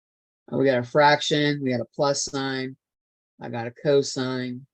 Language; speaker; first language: English; native; English